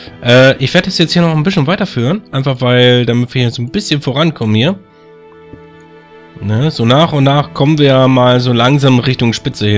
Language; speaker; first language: German; native; German